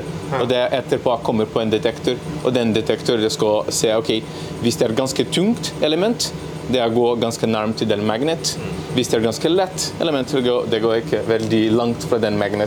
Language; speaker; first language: Norwegian; non-native, learner; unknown